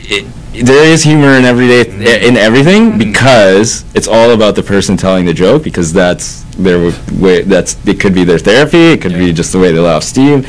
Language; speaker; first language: English; native; English